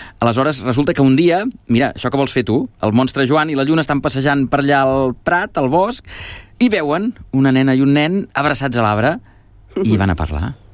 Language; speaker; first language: Catalan; native; Catalan